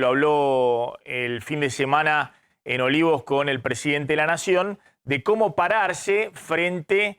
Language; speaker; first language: Spanish; native; Spanish